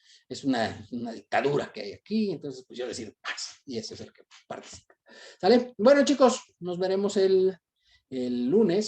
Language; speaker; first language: Spanish; native; Spanish